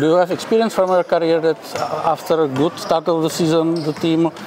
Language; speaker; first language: English; non-native, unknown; Czech